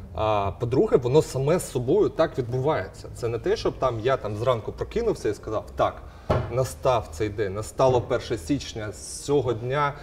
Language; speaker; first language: Ukrainian; non-native, local second language; Russian